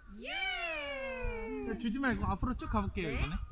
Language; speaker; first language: Korean; native; Korean